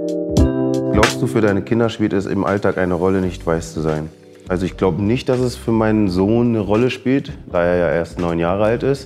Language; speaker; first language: German; native; German